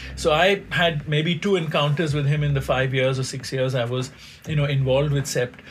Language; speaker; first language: English; non-native, local second language; Hindi